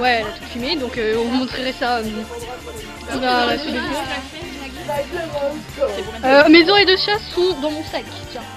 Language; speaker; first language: French; native; French